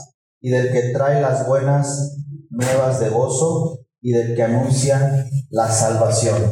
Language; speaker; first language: Spanish; native; Spanish